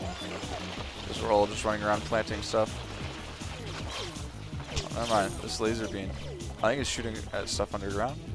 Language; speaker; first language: English; native; English